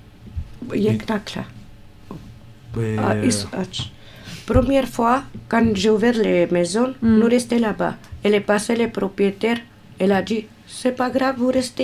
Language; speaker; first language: French; non-native, learner; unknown